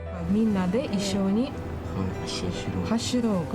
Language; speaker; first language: Japanese; non-native, fluent; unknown